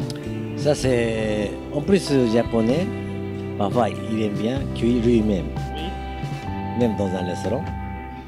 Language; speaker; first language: French; non-native, learner; Japanese